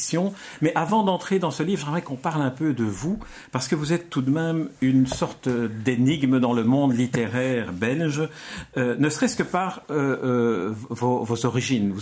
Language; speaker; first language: French; native; French